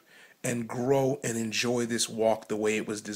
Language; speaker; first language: English; native; English